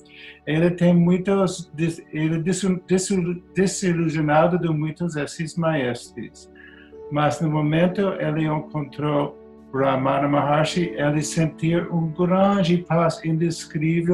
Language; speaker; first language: Portuguese; non-native, learner; English